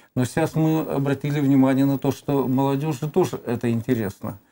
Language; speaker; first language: Russian; native; Russian